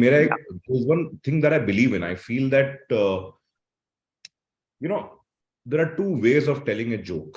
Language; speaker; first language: English; non-native, local second language; Malayalam